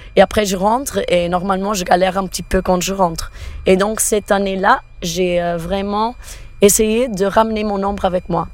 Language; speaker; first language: French; non-native, fluent; Portuguese